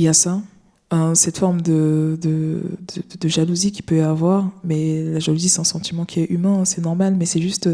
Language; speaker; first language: French; native; French